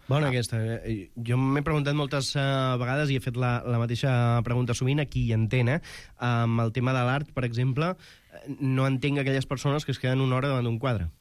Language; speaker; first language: Catalan; native; Catalan